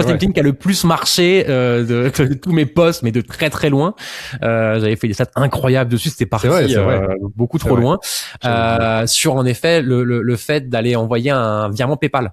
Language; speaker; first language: French; native; French